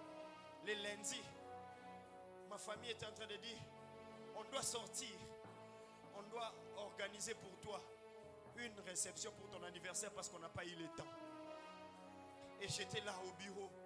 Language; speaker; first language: French; non-native, local second language; Lingala